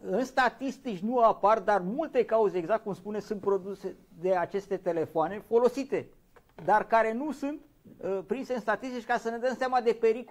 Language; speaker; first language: Romanian; native; Romanian